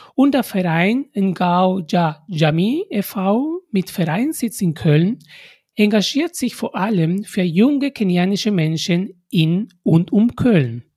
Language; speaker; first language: German; non-native, fluent; Spanish